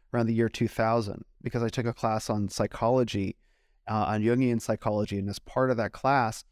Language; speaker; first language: English; native; English